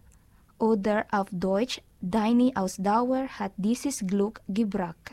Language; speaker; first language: German; non-native, learner; Filipino